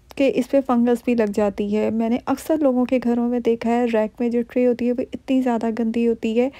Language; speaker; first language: Urdu; native; Urdu